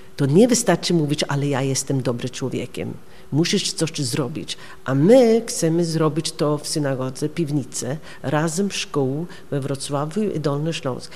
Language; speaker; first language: Polish; non-native, learner; Norwegian